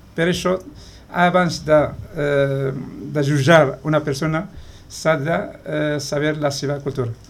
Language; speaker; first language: Catalan; non-native, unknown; Arabic